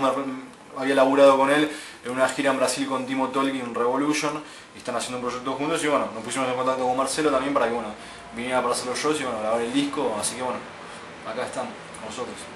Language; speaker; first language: Spanish; native; Spanish